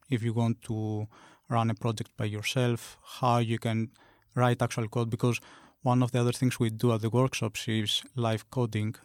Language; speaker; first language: English; non-native, fluent; Greek